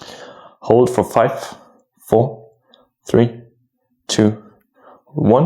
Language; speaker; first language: English; non-native, fluent; German